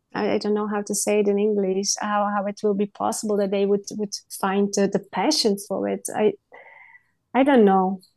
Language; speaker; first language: English; non-native, learner; Dutch